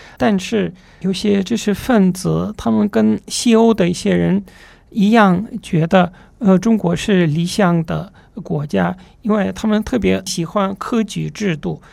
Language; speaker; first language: Chinese; non-native, fluent; Russian